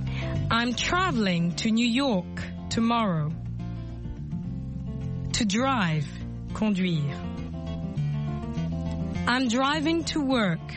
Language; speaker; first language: English; non-native, fluent; French